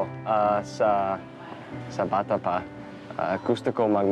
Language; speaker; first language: Filipino; non-native, learner; English